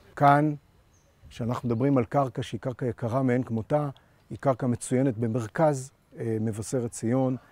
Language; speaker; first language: Hebrew; native; Hebrew